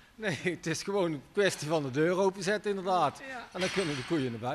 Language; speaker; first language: Dutch; native; Dutch